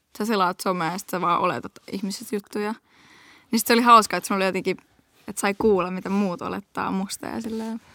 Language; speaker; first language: Finnish; early bilingual, heritage; Finnish